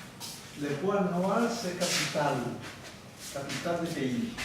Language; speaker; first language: French; non-native, learner; Spanish